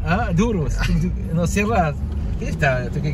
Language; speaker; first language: Spanish; non-native, learner; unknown